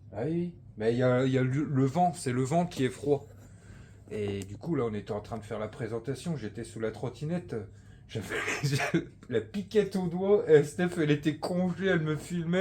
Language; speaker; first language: French; native; French